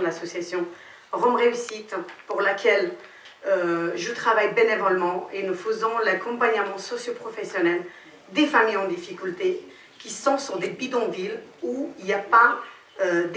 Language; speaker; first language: French; non-native, fluent; Romany